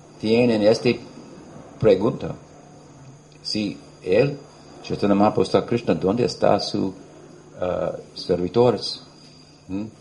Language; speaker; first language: Spanish; non-native, learner; English